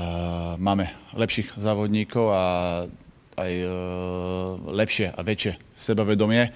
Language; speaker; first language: Polish; non-native, learner; Slovak